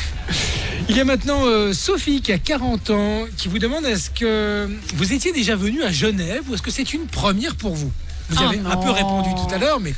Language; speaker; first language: French; native; French